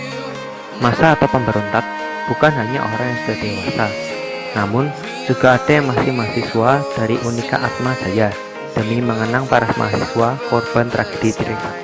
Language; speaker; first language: Indonesian; native; Indonesian